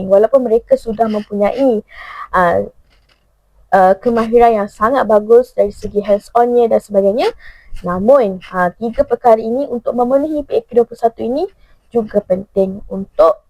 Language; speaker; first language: Malay; native; Malay